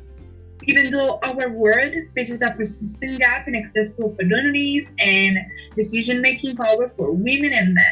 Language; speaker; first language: English; non-native, fluent; Italian